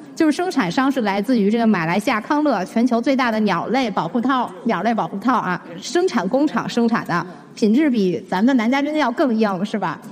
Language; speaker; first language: Chinese; native; Chinese